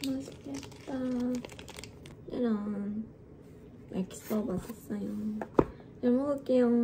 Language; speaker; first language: Korean; non-native, fluent; Japanese